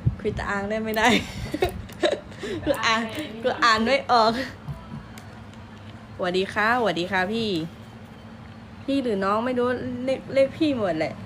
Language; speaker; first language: Thai; non-native, local second language; Shan